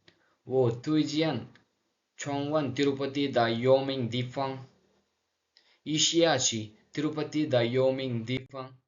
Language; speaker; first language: Chinese; non-native, learner; Telugu